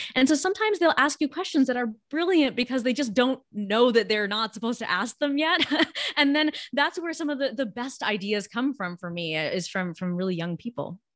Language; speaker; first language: English; early bilingual, other home language; Gujarati